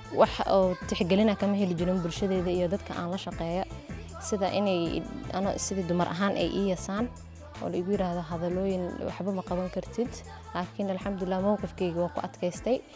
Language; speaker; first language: Somali; native; Somali